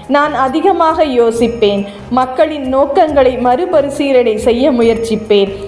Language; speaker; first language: Tamil; native; Tamil